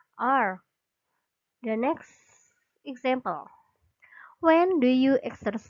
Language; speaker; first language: English; non-native, fluent; Indonesian